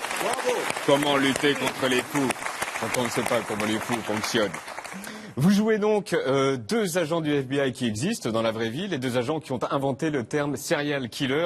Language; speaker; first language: French; native; French